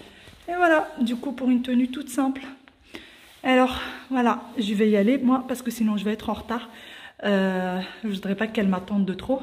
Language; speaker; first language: French; native; French